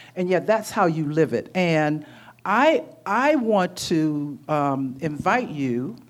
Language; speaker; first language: English; native; English